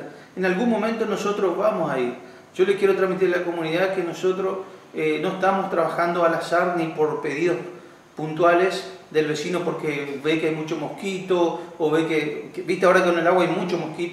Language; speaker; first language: Spanish; native; Spanish